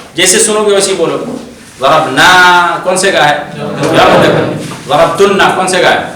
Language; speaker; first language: Urdu; non-native, local second language; Bangla